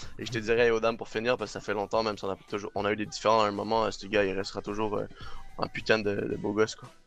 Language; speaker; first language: French; non-native, local second language; English